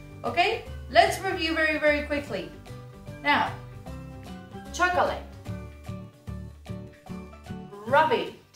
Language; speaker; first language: English; non-native, fluent; Spanish